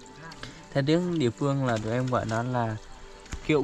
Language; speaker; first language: Vietnamese; non-native, local second language; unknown